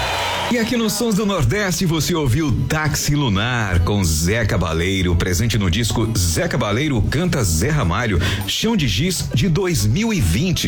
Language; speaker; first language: Portuguese; native; Portuguese